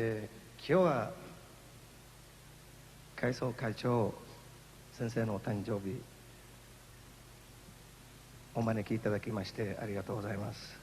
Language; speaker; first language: Japanese; non-native, learner; Spanish